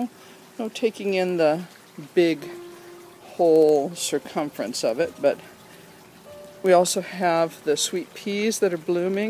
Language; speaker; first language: English; native; English